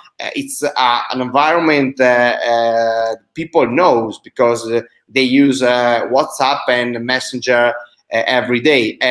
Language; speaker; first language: English; non-native, fluent; Italian